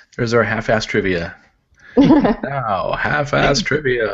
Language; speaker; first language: English; native; English